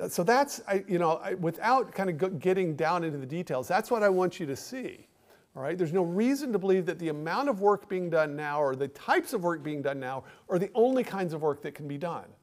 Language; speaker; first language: English; native; English